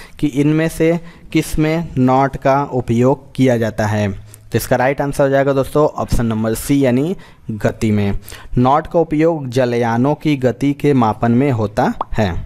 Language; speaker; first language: Hindi; native; Hindi